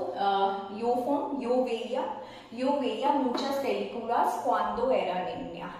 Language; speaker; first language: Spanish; non-native, fluent; Hindi